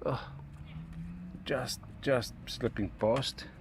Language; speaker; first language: English; non-native, local second language; Afrikaans